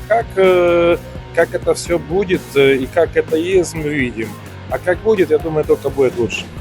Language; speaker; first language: Russian; non-native, fluent; Polish